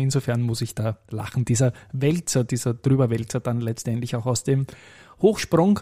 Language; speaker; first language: German; native; German